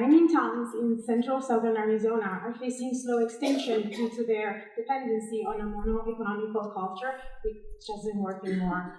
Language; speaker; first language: English; non-native, fluent; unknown